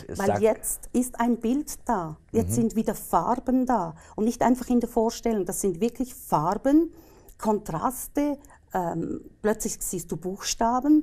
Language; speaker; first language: German; native; German